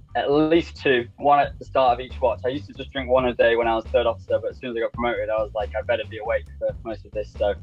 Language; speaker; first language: English; native; English